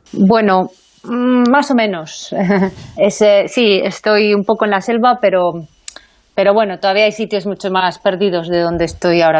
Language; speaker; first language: Spanish; native; Spanish